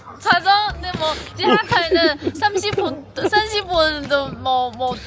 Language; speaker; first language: Korean; non-native, learner; Chinese